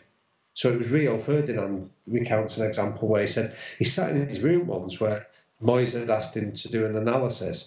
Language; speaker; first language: English; native; English